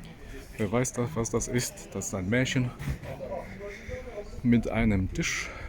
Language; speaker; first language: German; non-native, fluent; Polish